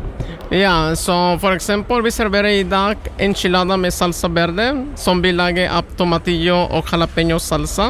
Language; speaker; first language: Norwegian; non-native, learner; Spanish